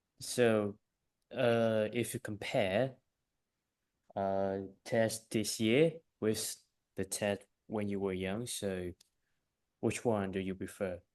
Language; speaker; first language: English; non-native, fluent; Vietnamese